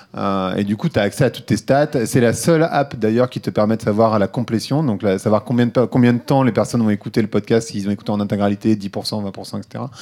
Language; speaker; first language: French; native; French